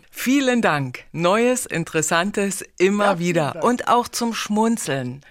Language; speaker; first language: German; native; German